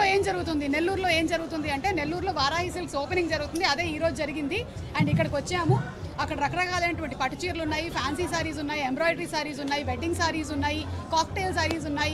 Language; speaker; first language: Telugu; native; Telugu